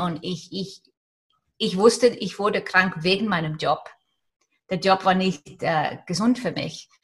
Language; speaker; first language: German; non-native, fluent; Icelandic